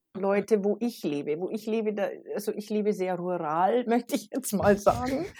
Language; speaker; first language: German; native; German